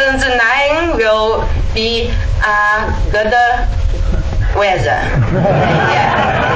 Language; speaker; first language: English; non-native, learner; Chinese